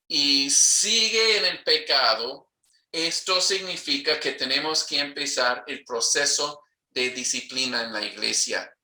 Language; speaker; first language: Spanish; non-native, fluent; English